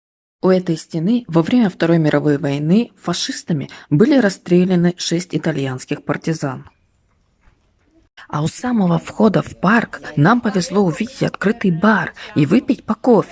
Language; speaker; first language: Russian; native; Russian